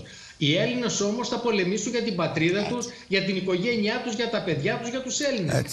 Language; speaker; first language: Greek; native; Greek